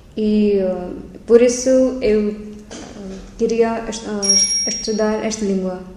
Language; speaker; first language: Portuguese; non-native, learner; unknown